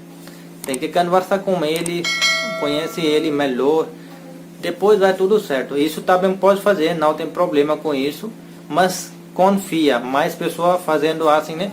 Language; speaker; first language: Portuguese; non-native, learner; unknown